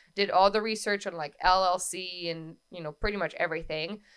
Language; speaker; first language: English; non-native, fluent; French